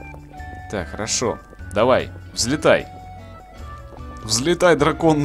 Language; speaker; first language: Russian; native; Russian